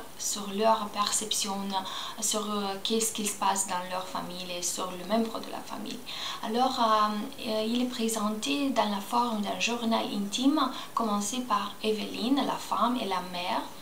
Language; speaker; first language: French; non-native, learner; Spanish